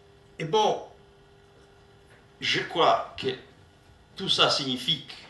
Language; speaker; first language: French; non-native, learner; Italian